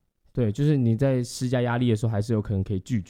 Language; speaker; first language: Chinese; native; Chinese